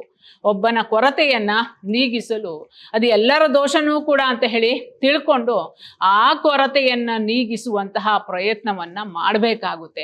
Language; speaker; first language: Kannada; native; Kannada